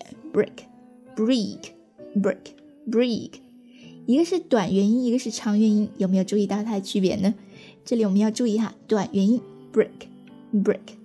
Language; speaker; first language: Chinese; native; Chinese